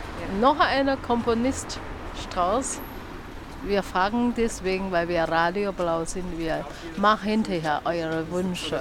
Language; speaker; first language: German; non-native, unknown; Chinese